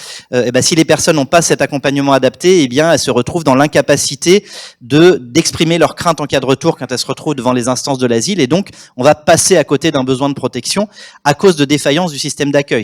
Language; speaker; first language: French; native; French